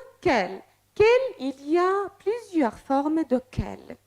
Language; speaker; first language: French; non-native, fluent; Arabic